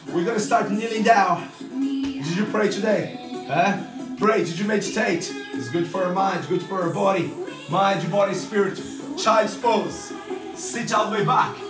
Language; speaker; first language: English; non-native, fluent; Portuguese